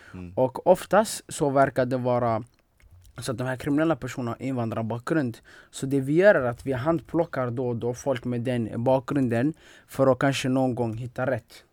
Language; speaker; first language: Swedish; non-native, fluent; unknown